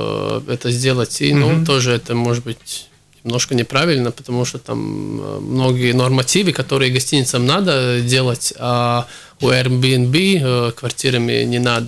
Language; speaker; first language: Russian; non-native, local second language; Latvian